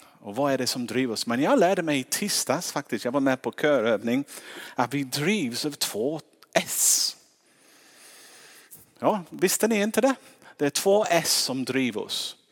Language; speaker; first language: Swedish; non-native, fluent; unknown